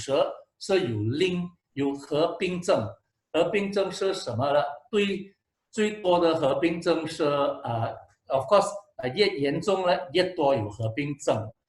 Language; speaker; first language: Chinese; non-native, local second language; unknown